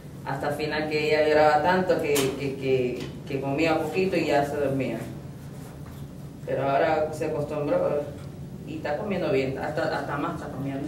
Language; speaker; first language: Spanish; early bilingual, heritage; Spanish